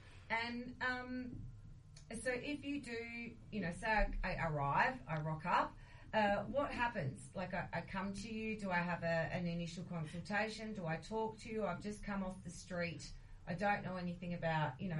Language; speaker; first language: English; early bilingual, other home language; Italian